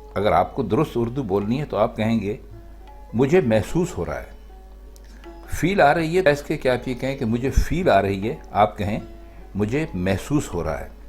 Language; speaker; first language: Urdu; native; Urdu